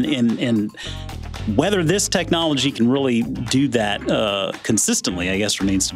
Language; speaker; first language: English; native; English